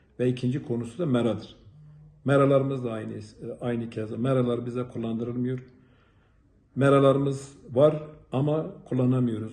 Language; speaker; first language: Turkish; native; Turkish